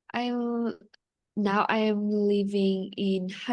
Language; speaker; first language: English; non-native, learner; Vietnamese